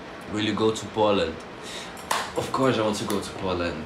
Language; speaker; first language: English; non-native, fluent; Slovak